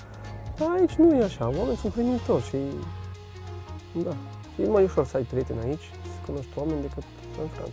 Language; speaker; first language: Romanian; non-native, fluent; French